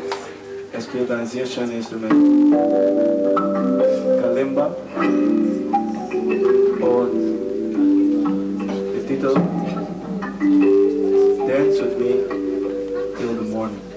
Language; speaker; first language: German; non-native, learner; Dutch